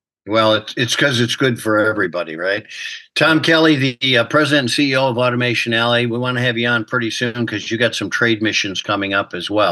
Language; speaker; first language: English; native; English